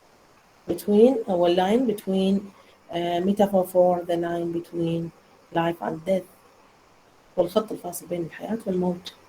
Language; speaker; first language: English; non-native, learner; Arabic